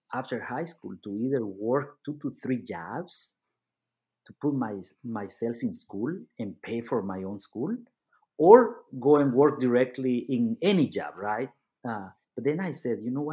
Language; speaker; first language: English; non-native, fluent; Spanish